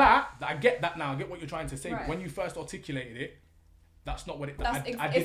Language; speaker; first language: English; native; English